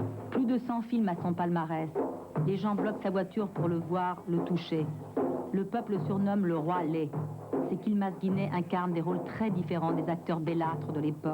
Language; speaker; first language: French; native; French